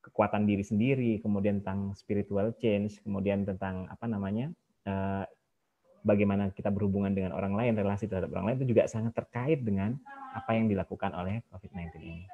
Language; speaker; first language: Indonesian; native; Indonesian